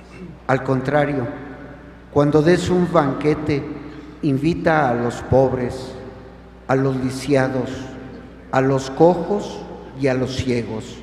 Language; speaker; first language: Spanish; native; Spanish